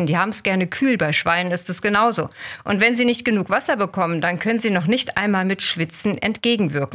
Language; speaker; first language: German; native; German